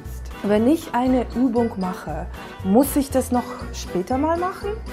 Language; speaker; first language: German; non-native, fluent; Russian